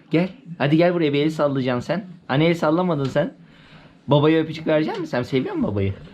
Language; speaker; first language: Turkish; early bilingual, heritage; Turkish